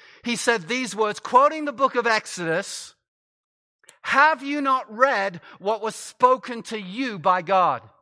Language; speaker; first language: English; native; English